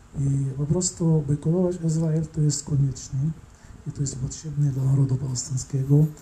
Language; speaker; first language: Polish; non-native, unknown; Arabic